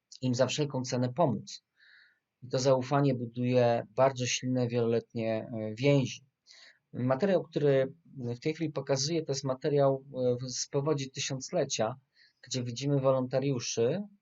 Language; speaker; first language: Polish; native; Polish